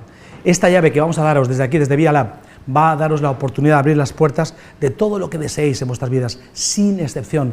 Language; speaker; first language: Spanish; native; Spanish